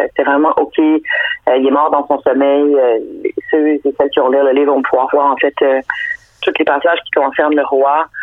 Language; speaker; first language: French; early bilingual, other home language; Danish